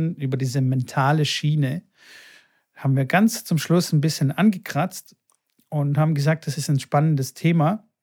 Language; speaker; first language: German; early bilingual, other home language; Bulgarian